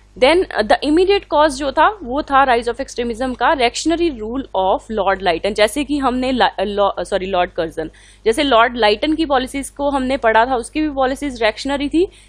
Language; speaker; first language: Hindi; non-native, local second language; Punjabi